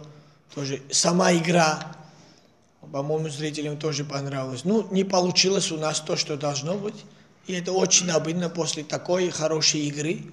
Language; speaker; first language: Russian; non-native, fluent; Georgian